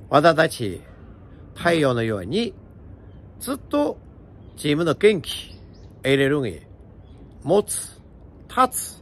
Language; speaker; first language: Japanese; non-native, learner; Chinese